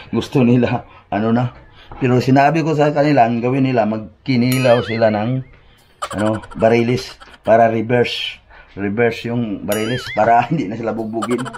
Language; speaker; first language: Filipino; non-native, local second language; Cebuano